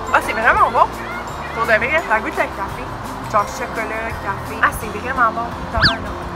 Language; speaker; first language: French; native; French